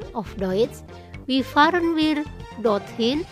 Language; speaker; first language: German; non-native, fluent; Indonesian